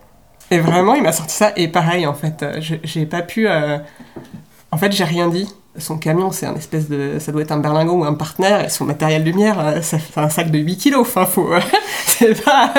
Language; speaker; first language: French; native; French